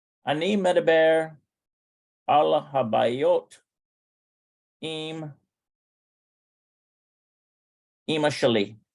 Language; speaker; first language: Hebrew; non-native, learner; English